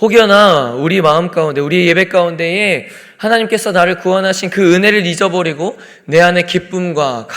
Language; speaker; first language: Korean; native; Korean